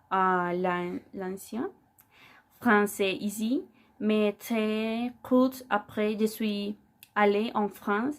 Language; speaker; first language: French; non-native, fluent; Spanish